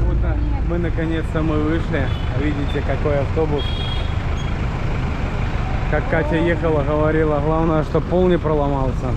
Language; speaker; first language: Russian; native; Russian